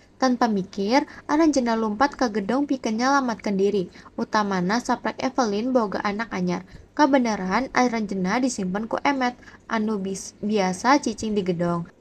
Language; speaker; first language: Sundanese; non-native, local second language; Indonesian